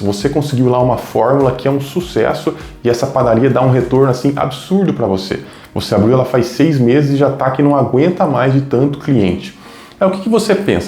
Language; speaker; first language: Portuguese; native; Portuguese